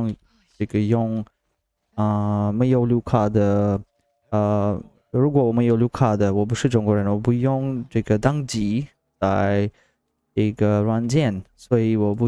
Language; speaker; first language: Chinese; non-native, learner; Russian